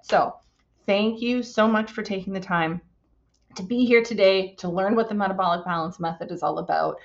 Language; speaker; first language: English; native; English